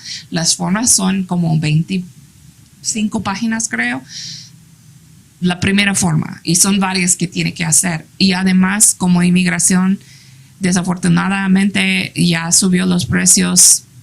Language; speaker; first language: Spanish; early bilingual, heritage; English